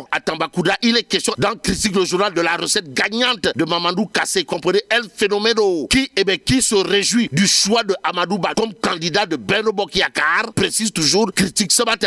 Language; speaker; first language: French; non-native, local second language; Wolof